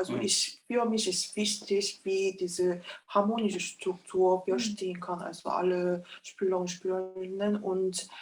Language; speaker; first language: German; non-native, fluent; Korean